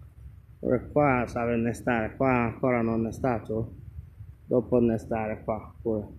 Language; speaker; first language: Italian; non-native, learner; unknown